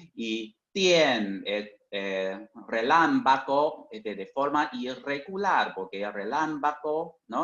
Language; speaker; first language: Spanish; non-native, fluent; Chinese